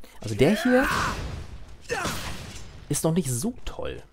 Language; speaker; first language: German; native; German